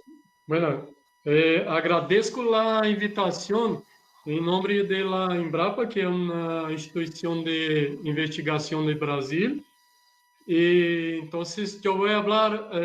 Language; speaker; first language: Spanish; non-native, learner; Portuguese